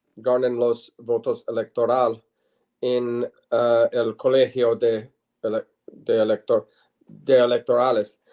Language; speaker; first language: Spanish; non-native, learner; English